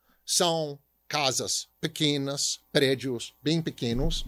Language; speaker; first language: Portuguese; non-native, fluent; English